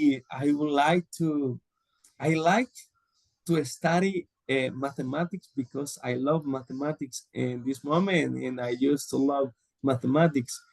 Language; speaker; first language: English; non-native, learner; Spanish